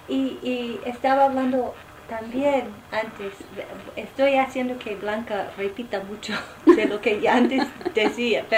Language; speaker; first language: Spanish; non-native, fluent; English